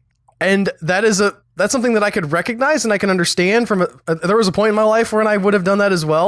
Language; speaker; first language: English; native; English